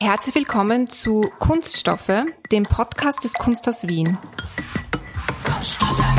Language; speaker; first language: German; native; German